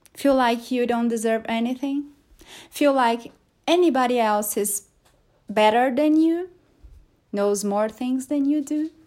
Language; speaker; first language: English; non-native, fluent; Portuguese